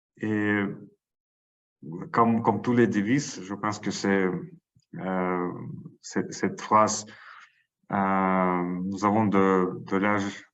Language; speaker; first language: French; non-native, learner; Russian